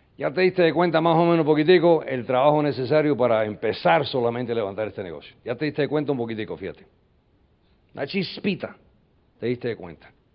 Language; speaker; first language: Spanish; early bilingual, heritage; English